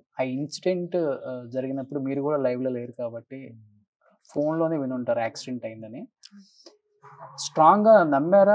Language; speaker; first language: Telugu; native; Telugu